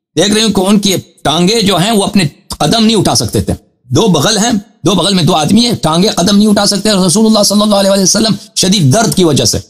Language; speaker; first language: Urdu; non-native, fluent; Persian